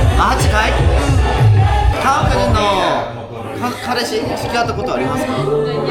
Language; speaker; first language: Japanese; non-native, learner; Korean